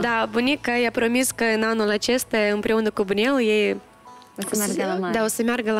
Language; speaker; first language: Romanian; non-native, local second language; Russian